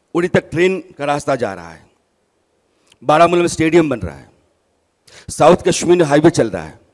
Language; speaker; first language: Hindi; native; Hindi